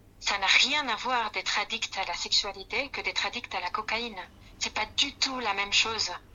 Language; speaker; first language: French; non-native, fluent; Spanish